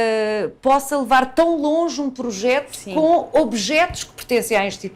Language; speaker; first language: Portuguese; native; Portuguese